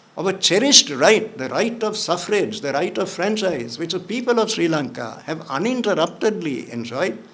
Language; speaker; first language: English; non-native, local second language; Sinhala